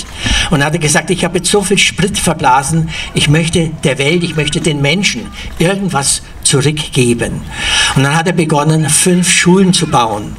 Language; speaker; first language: German; native; German